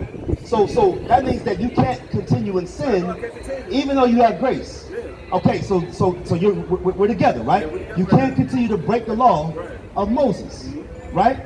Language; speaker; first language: English; native; English